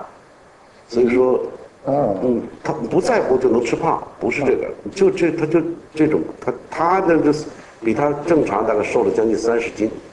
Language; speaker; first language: Chinese; native; Chinese